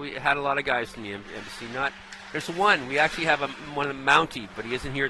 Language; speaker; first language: English; native; English